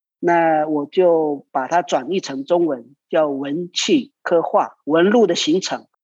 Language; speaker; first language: Chinese; non-native, local second language; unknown